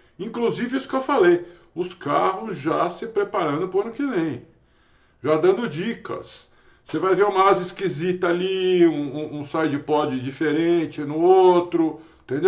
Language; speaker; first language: Portuguese; native; Portuguese